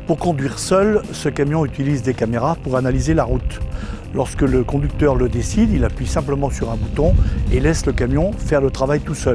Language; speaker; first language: French; native; French